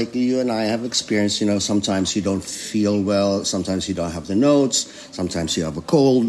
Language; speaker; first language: English; non-native, local second language; Filipino